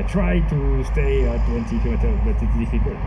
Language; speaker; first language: English; non-native, learner; French